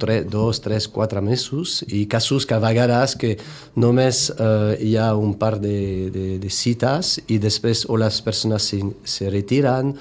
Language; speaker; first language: Catalan; non-native, fluent; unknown